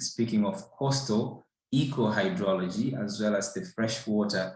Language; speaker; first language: English; non-native, local second language; Swahili